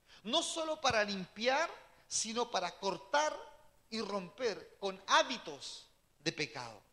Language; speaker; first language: Spanish; native; Spanish